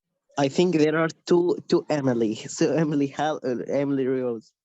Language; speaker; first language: English; non-native, learner; Spanish